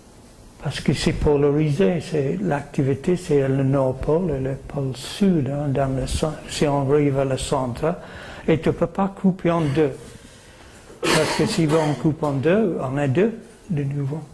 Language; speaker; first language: French; non-native, learner; English